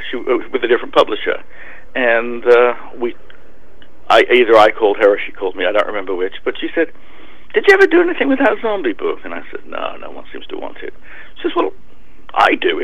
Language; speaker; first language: English; native; English